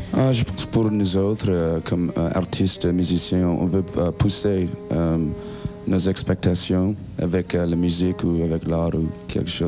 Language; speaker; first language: French; non-native, learner; English